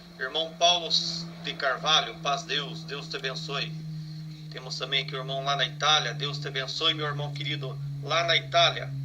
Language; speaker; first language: Portuguese; native; Portuguese